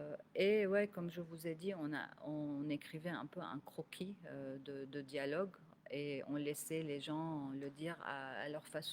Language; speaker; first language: French; non-native, local second language; Arabic